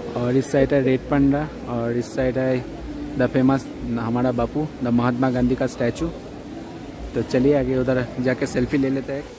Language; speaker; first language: Hindi; non-native, local second language; Bangla